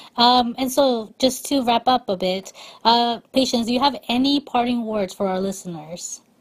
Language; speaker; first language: English; native; English